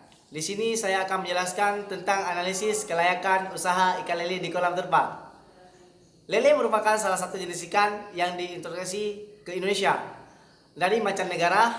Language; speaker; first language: Indonesian; native; Indonesian